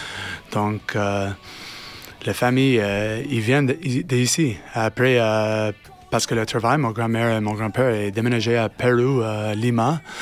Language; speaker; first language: French; non-native, learner; English